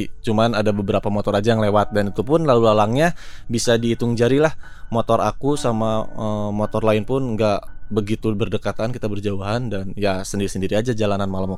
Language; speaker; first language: Indonesian; native; Indonesian